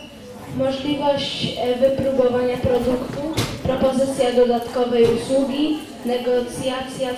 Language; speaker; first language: Polish; native; Polish